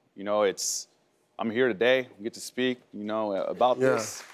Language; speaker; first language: English; early bilingual, other home language; French